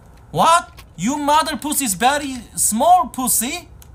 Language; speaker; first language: English; non-native, learner; Korean